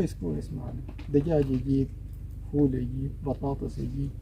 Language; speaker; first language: Arabic; native; Arabic